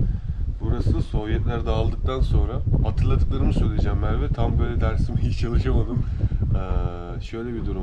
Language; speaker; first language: Turkish; native; Turkish